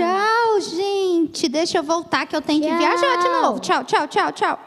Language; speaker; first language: Portuguese; native; Portuguese